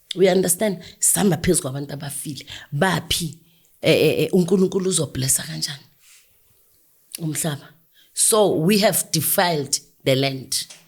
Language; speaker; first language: Zulu; native; Zulu